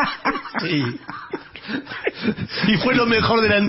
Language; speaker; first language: Spanish; native; Spanish